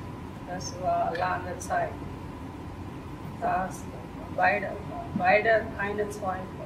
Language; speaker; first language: German; non-native, learner; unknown